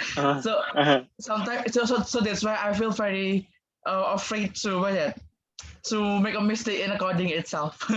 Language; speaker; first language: English; non-native, learner; Indonesian